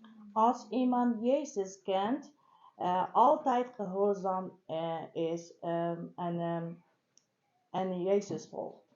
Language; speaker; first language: Dutch; non-native, learner; Persian